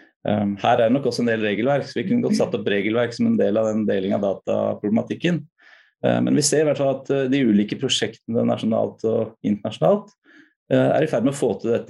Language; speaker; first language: Norwegian; native; Norwegian